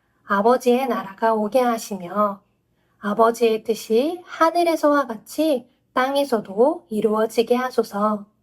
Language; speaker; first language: Korean; native; Korean